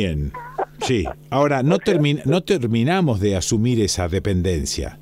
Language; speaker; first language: Spanish; native; Spanish